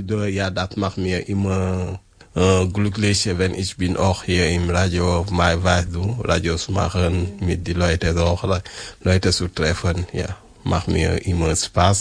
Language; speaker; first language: German; non-native, learner; French